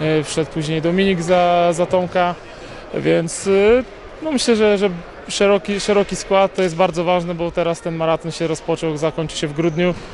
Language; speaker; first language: Polish; native; Polish